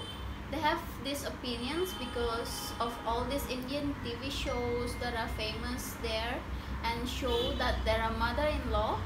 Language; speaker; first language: English; non-native, fluent; Indonesian